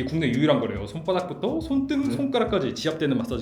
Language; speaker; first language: Korean; native; Korean